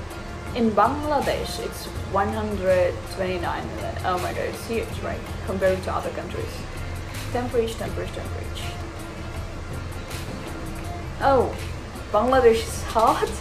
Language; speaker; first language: English; non-native, fluent; Urdu